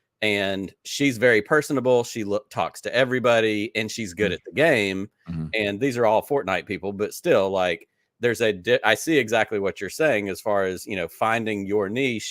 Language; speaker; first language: English; native; English